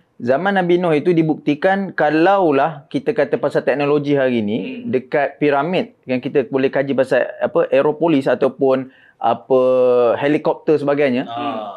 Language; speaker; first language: Malay; native; Malay